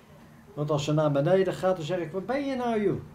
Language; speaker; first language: Dutch; native; Dutch